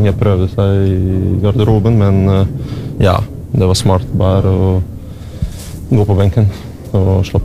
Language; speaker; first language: Norwegian; non-native, learner; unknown